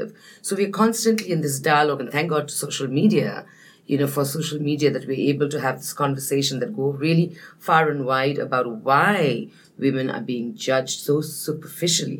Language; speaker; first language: English; non-native, local second language; Nepali